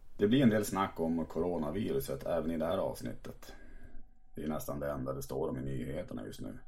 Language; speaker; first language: Swedish; native; Swedish